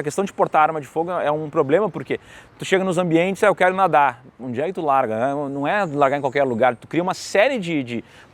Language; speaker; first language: Portuguese; native; Portuguese